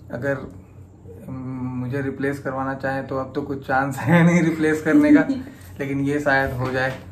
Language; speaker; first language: Hindi; native; Hindi